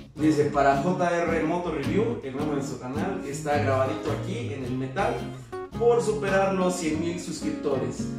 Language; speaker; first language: Spanish; native; Spanish